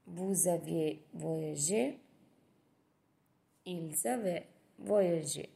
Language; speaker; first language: French; non-native, fluent; Italian